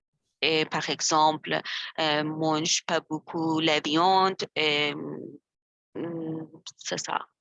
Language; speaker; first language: French; non-native, learner; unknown